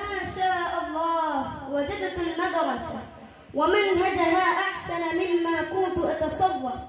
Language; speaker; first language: Arabic; non-native, learner; Bangla